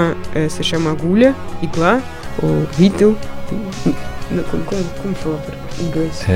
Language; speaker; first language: Portuguese; non-native, fluent; Russian